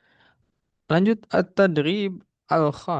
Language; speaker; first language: Arabic; non-native, fluent; Indonesian